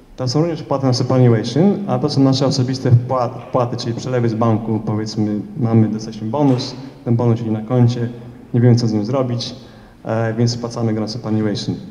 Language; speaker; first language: Polish; early bilingual, heritage; Polish